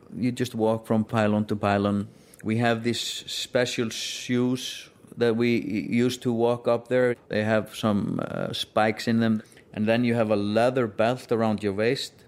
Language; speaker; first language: English; non-native, fluent; Icelandic